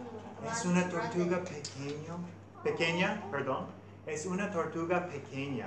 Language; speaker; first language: Spanish; non-native, fluent; English